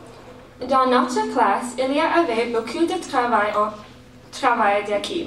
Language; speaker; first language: French; non-native, local second language; English